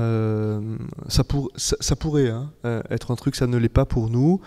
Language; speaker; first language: French; native; French